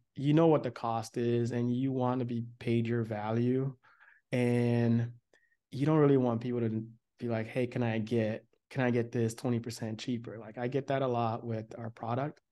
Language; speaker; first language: English; early bilingual, other home language; Yoruba